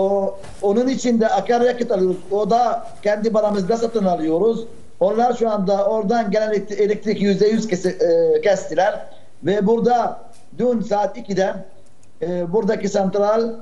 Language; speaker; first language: Turkish; non-native, fluent; Arabic